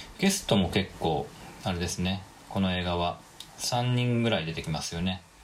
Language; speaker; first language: Japanese; native; Japanese